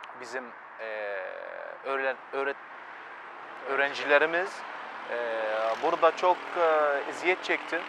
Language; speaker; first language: Turkish; early bilingual, heritage; Turkish